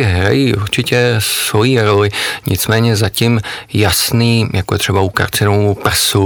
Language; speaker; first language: Czech; native; Czech